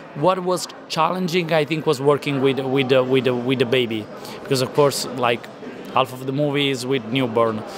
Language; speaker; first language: English; non-native, fluent; Italian